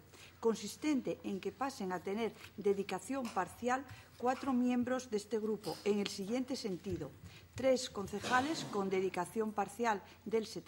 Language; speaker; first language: Spanish; native; Spanish